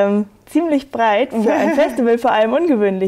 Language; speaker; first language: German; native; German